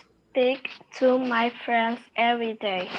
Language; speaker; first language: English; non-native, learner; Vietnamese